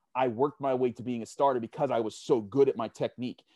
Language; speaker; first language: English; native; English